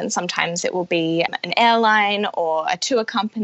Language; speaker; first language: English; native; English